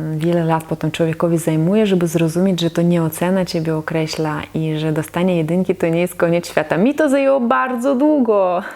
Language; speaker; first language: Polish; non-native, fluent; Russian